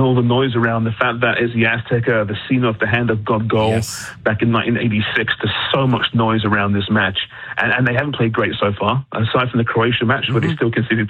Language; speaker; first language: English; native; English